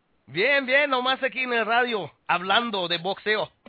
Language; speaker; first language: Spanish; non-native, learner; English